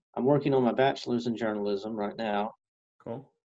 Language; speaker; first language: English; native; English